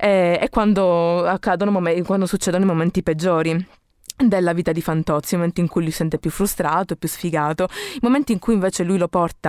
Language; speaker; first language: Italian; native; Italian